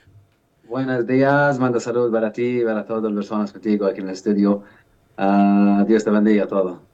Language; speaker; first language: Spanish; non-native, learner; Arabic